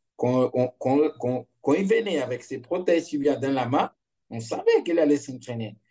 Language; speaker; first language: French; non-native, fluent; Portuguese